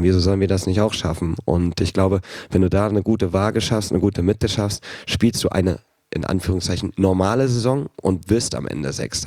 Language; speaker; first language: German; native; German